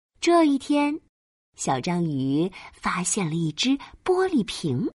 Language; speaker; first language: Chinese; native; Chinese